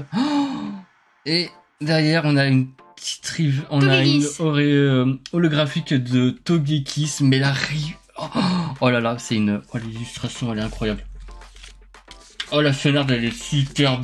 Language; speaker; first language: French; native; French